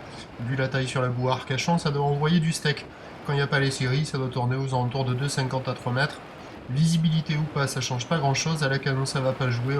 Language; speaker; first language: French; native; French